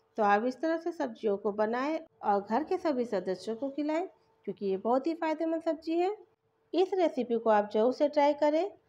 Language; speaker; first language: Hindi; native; Hindi